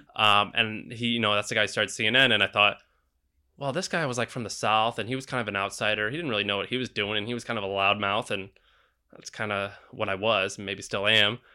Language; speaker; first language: English; native; English